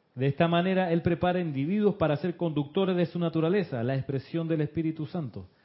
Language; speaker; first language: Spanish; early bilingual, other home language; Russian